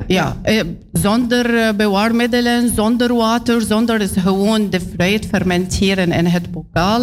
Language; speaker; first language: Dutch; non-native, learner; Arabic